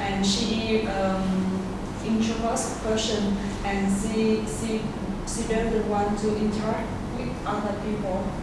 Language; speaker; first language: English; non-native, learner; Vietnamese